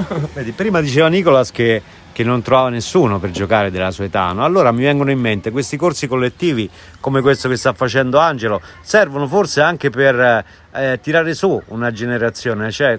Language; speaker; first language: Italian; native; Italian